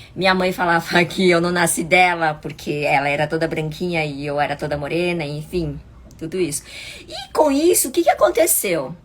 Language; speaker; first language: Portuguese; early bilingual, other home language; Chinese